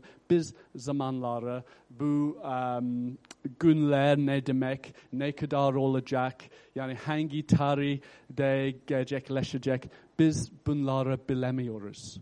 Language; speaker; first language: Turkish; non-native, fluent; English